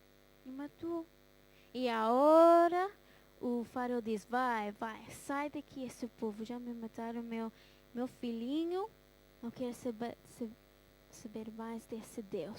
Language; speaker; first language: Portuguese; early bilingual, heritage; Portuguese